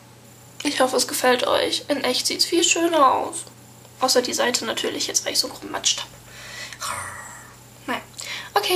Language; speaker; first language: German; native; German